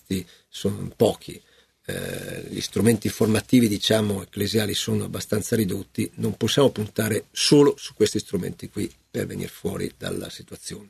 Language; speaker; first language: Italian; native; Italian